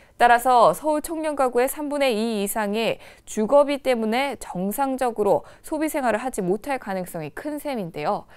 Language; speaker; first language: Korean; native; Korean